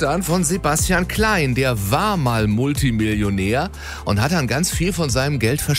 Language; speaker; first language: German; native; German